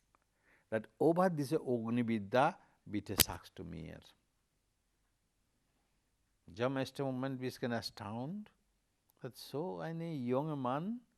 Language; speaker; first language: German; non-native, learner; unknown